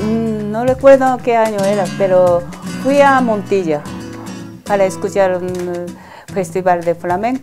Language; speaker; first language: Spanish; non-native, learner; Japanese